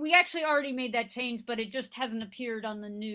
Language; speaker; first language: English; native; English